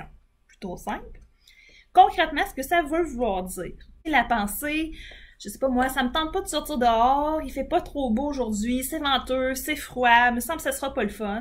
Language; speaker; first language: French; native; French